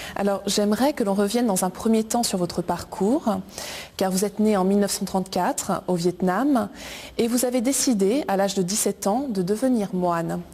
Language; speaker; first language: French; native; French